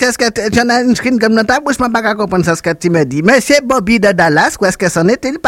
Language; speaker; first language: French; non-native, local second language; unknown